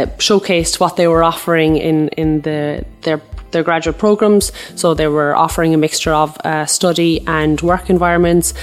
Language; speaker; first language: English; native; English